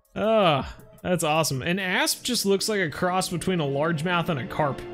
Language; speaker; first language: English; native; English